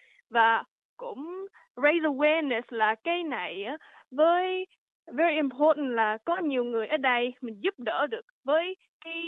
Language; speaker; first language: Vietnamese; early bilingual, heritage; Vietnamese